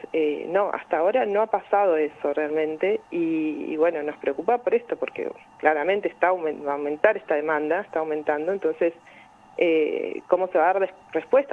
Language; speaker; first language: Spanish; native; Spanish